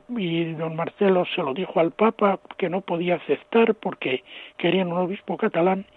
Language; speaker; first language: Spanish; native; Spanish